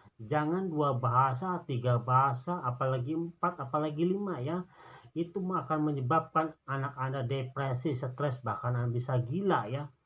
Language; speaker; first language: Indonesian; non-native, local second language; Sundanese